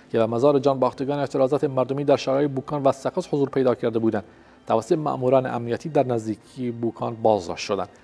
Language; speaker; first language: Persian; non-native, local second language; Central Kurdish